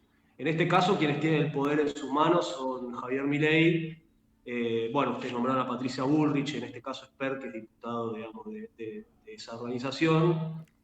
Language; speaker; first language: Spanish; native; Spanish